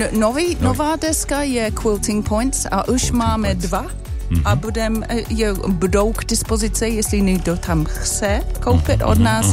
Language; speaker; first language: Czech; non-native, fluent; English